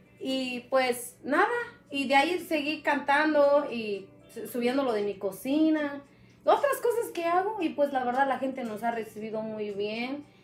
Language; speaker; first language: Spanish; non-native, local second language; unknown